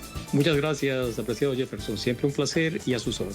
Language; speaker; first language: Spanish; native; Spanish